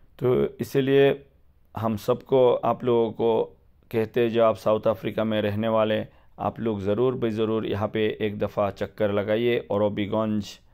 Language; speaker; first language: Hindi; non-native, fluent; Bangla